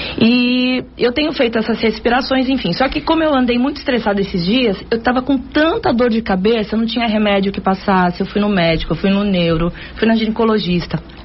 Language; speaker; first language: Portuguese; native; Portuguese